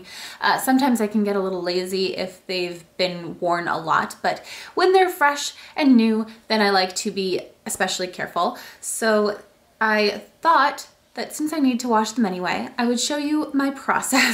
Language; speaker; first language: English; native; English